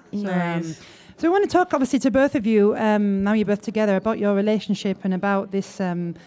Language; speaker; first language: French; non-native, fluent; English